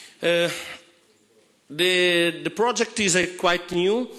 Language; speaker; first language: English; non-native, fluent; Italian